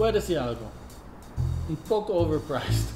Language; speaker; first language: Spanish; non-native, fluent; English